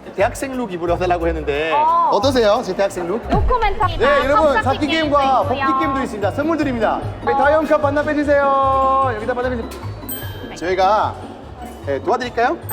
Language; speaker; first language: Korean; non-native, fluent; French